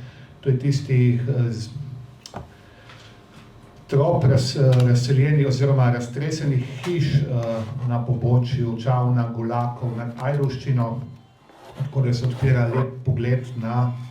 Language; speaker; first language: Slovenian; native; Slovenian